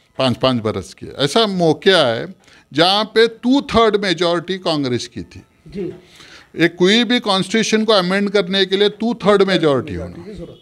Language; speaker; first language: Hindi; non-native, local second language; Urdu